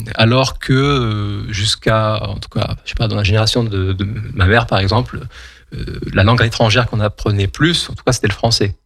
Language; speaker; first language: French; non-native, local second language; Kabyle